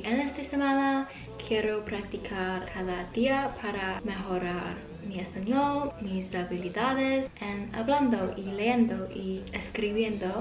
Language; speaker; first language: Spanish; non-native, learner; English